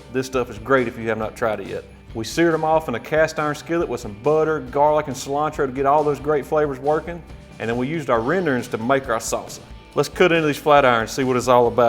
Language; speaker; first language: English; native; English